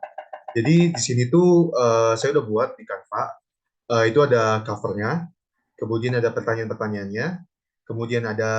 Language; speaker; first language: Indonesian; native; Indonesian